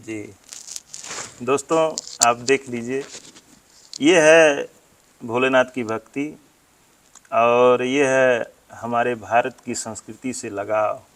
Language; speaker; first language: Hindi; native; Hindi